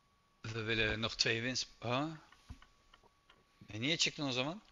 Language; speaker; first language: Dutch; non-native, local second language; Turkish